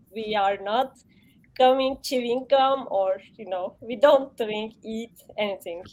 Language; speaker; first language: English; non-native, learner; Turkish